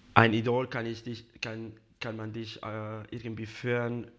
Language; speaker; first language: German; non-native, fluent; Spanish